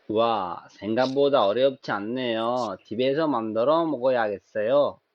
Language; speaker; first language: Korean; non-native, fluent; Sinhala